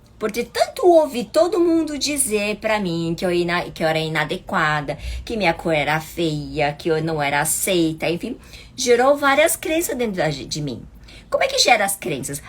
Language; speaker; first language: Portuguese; early bilingual, other home language; Chinese